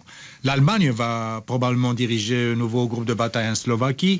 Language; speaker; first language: French; non-native, fluent; Romanian